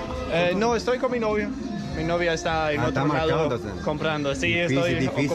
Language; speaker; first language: Spanish; non-native, fluent; English